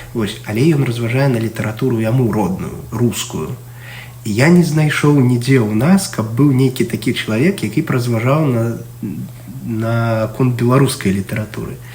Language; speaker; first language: Belarusian; non-native, local second language; Russian